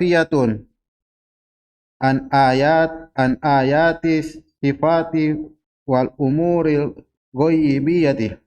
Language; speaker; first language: Arabic; non-native, learner; Indonesian